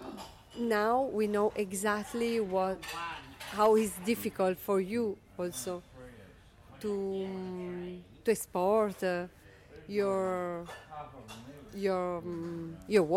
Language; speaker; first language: English; non-native, learner; Italian